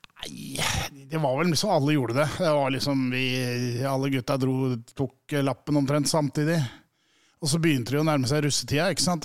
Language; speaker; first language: Norwegian; native; Norwegian